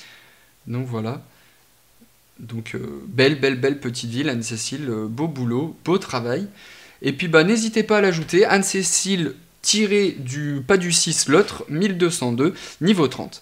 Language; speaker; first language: French; native; French